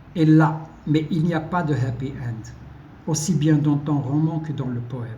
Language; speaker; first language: French; non-native, local second language; Arabic